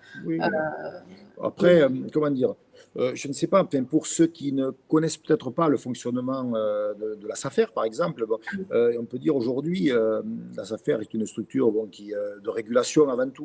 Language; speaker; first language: French; native; French